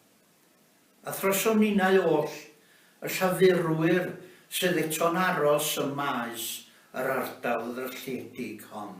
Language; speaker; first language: Welsh; native; Welsh